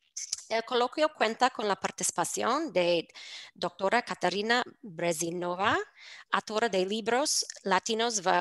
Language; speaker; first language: Spanish; non-native, fluent; English